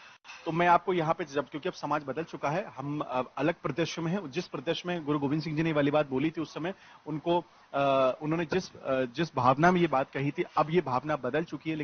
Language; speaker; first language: Hindi; native; Hindi